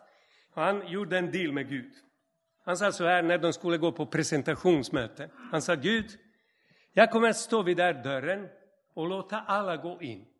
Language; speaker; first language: Swedish; non-native, fluent; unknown